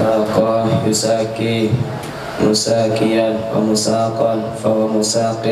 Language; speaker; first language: Arabic; non-native, learner; Indonesian